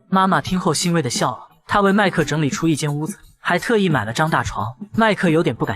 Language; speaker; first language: Chinese; native; Chinese